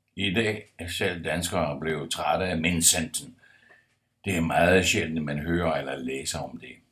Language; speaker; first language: Danish; non-native, fluent; Italian